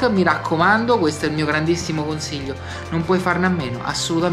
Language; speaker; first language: Italian; native; Italian